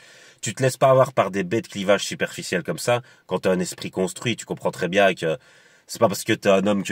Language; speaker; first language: French; native; French